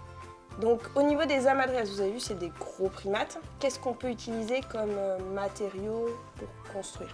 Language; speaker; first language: French; native; French